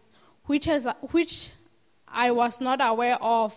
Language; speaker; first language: English; non-native, local second language; Southern Sotho